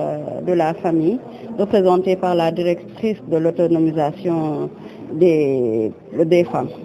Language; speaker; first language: French; native; French